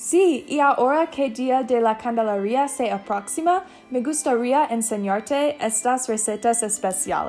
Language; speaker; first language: Spanish; non-native, learner; English